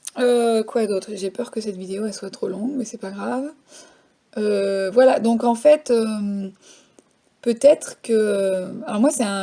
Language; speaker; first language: French; native; French